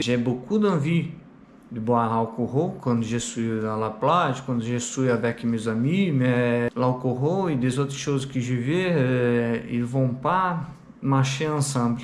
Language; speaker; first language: French; non-native, learner; Portuguese